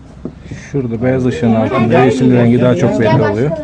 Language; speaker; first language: Turkish; native; Turkish